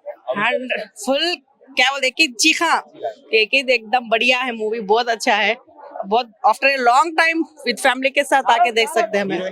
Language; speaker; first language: Hindi; non-native, local second language; Telugu